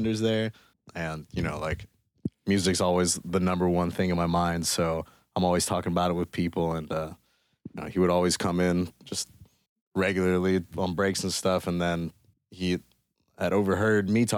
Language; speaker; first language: English; native; English